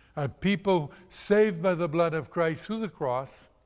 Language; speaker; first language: English; non-native, fluent; Portuguese